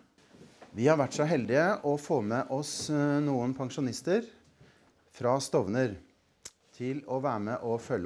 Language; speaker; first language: Norwegian; native; Norwegian